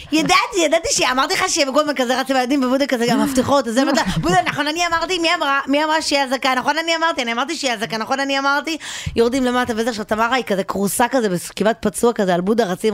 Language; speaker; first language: Hebrew; native; Hebrew